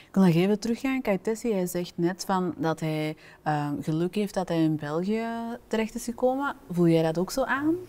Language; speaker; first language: Dutch; native; Dutch